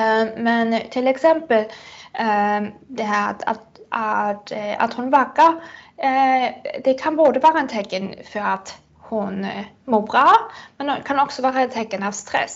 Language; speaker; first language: Swedish; non-native, fluent; German